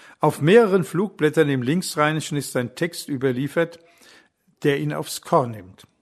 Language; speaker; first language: German; native; German